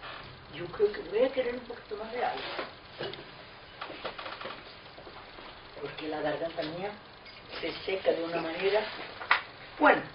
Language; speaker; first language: Spanish; non-native, fluent; Portuguese